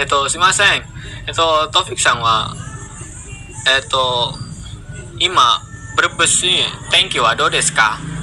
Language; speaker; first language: Japanese; non-native, learner; Indonesian